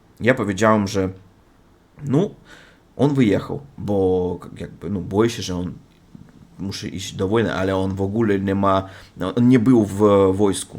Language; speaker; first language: Polish; non-native, learner; Russian